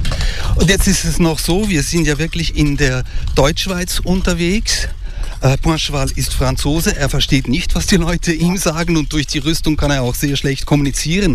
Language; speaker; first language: German; native; German